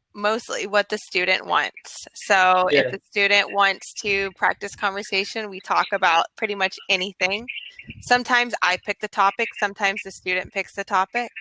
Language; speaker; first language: English; native; English